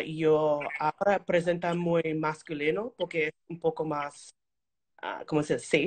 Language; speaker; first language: Spanish; early bilingual, heritage; Spanish